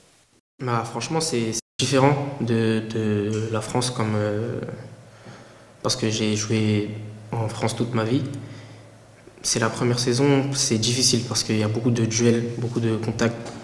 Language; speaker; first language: French; early bilingual, other home language; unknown